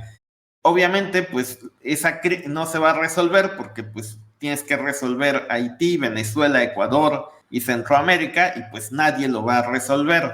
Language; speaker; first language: Spanish; native; Spanish